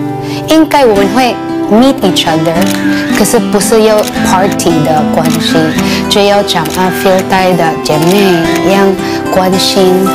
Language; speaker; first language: Chinese; non-native, fluent; Cebuano